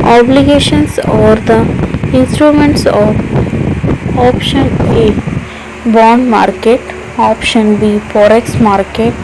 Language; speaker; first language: English; non-native, local second language; Kannada